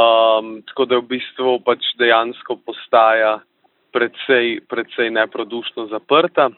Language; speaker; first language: Slovenian; native; Slovenian